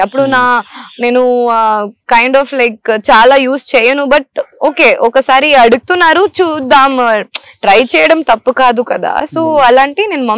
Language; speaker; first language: Telugu; non-native, local second language; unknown